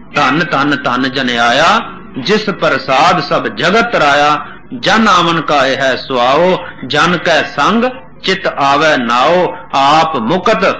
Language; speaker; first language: Hindi; non-native, local second language; Punjabi